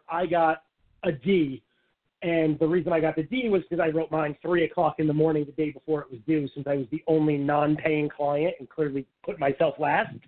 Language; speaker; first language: English; native; English